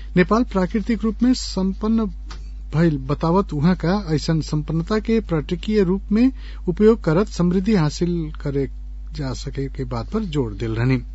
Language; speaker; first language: Bhojpuri; non-native, local second language; Nepali